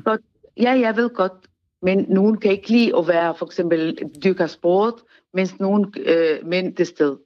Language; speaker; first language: Danish; non-native, fluent; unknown